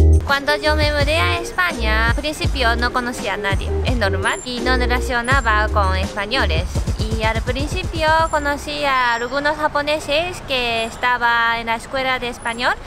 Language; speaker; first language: Spanish; non-native, learner; Japanese